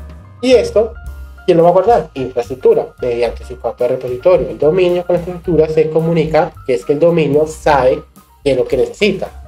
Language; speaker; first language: Spanish; native; Spanish